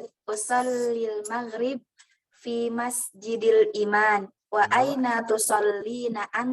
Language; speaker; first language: Arabic; non-native, learner; Indonesian